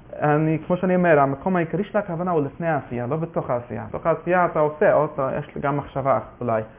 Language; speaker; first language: Hebrew; non-native, fluent; Yiddish